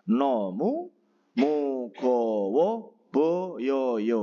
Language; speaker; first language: Korean; non-native, fluent; Indonesian